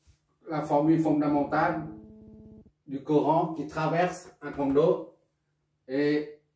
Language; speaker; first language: French; non-native, local second language; Arabic